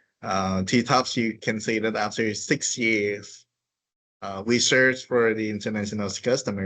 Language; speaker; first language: English; non-native, fluent; Vietnamese